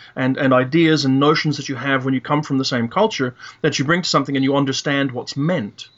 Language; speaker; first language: English; native; English